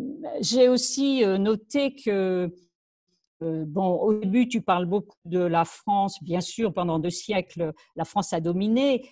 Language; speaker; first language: French; native; French